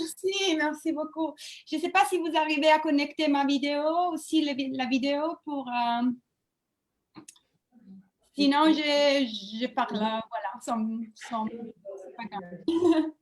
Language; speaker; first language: French; non-native, fluent; Italian